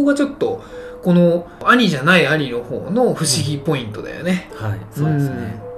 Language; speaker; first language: Japanese; native; Japanese